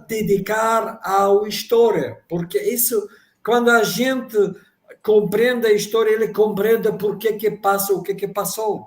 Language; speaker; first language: Portuguese; non-native, fluent; Russian